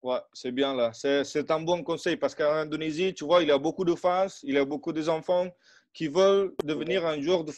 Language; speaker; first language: French; non-native, fluent; Indonesian